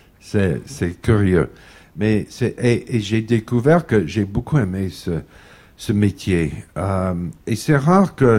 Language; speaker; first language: French; non-native, fluent; English